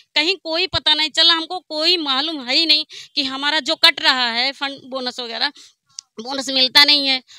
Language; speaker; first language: Hindi; native; Hindi